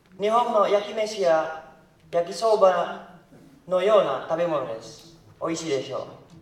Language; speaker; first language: Japanese; non-native, learner; Indonesian